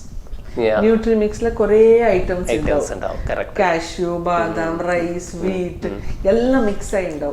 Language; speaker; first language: Malayalam; non-native, fluent; Tamil